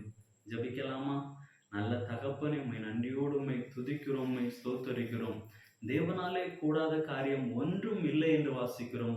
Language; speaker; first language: Tamil; native; Tamil